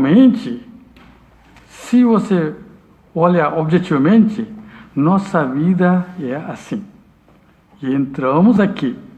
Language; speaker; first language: Portuguese; non-native, learner; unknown